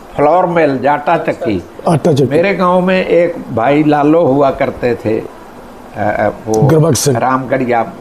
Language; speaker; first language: Hindi; non-native, local second language; Punjabi